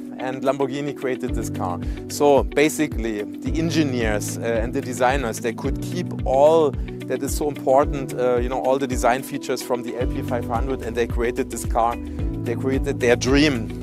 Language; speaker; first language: English; non-native, fluent; German